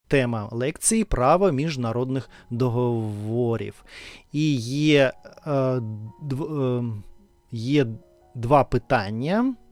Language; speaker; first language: Ukrainian; non-native, learner; Russian